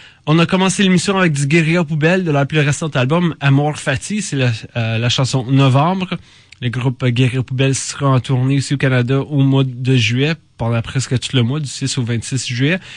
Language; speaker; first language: French; native; French